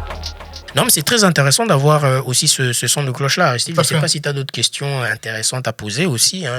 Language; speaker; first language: French; native; French